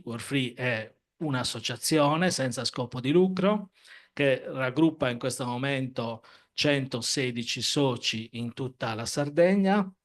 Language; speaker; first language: Italian; native; Italian